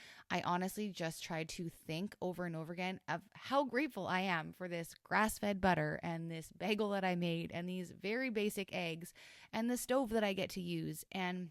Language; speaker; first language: English; native; English